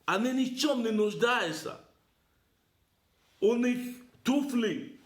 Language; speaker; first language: Russian; non-native, learner; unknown